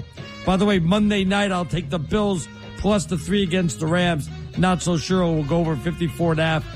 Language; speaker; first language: English; native; English